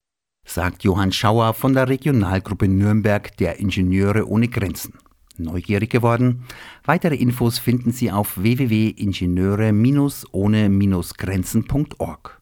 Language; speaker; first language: German; native; German